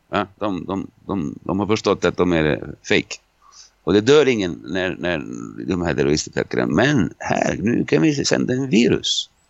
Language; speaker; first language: Swedish; non-native, fluent; Italian